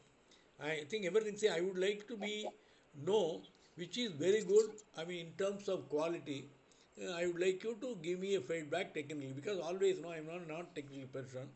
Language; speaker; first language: English; non-native, local second language; Tamil